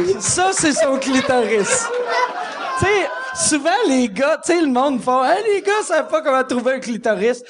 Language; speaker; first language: French; native; French